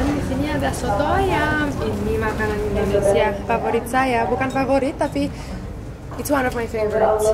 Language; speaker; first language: Indonesian; non-native, fluent; Romanian